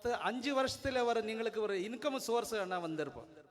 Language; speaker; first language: Malayalam; non-native, learner; Urdu